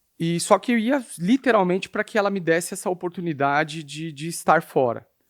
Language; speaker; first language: Portuguese; native; Portuguese